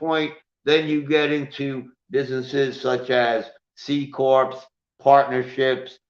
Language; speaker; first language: English; native; English